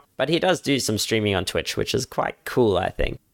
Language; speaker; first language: English; native; English